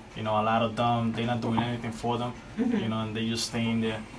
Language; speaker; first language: English; native; English